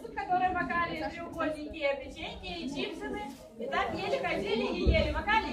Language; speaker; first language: Russian; native; Russian